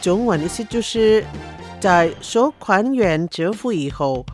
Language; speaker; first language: Chinese; early bilingual, heritage; Chinese